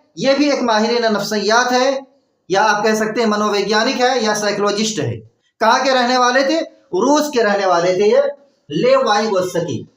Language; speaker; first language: Urdu; native; Urdu